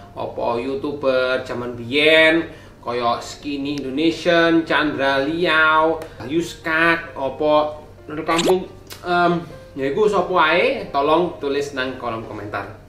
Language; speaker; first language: Javanese; non-native, local second language; English